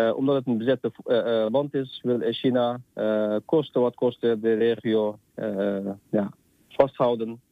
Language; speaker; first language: Dutch; non-native, fluent; Uyghur